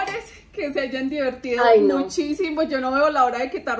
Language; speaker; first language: Spanish; native; Spanish